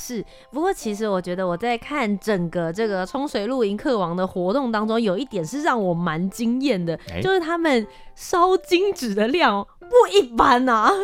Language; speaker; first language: Chinese; native; Chinese